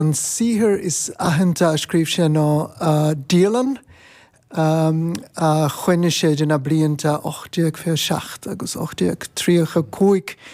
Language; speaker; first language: Irish; non-native, fluent; Czech